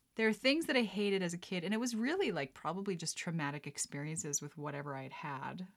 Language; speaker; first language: English; early bilingual, other home language; Dutch